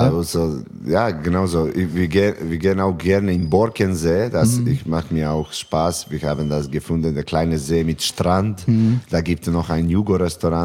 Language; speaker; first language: German; non-native, fluent; Serbian